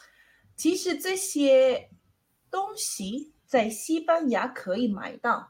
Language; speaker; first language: Chinese; non-native, learner; Spanish